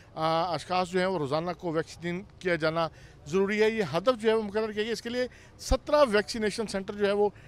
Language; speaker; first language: Urdu; non-native, local second language; Saraiki